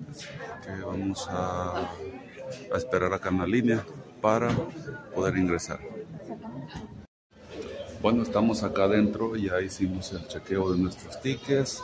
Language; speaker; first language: Spanish; native; Spanish